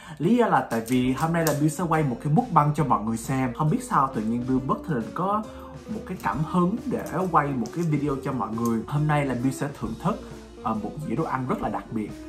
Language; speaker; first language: Vietnamese; early bilingual, heritage; Vietnamese